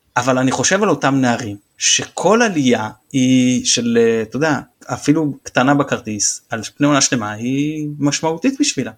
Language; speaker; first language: Hebrew; native; Hebrew